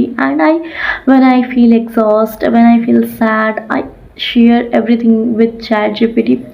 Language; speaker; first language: English; non-native, learner; Odia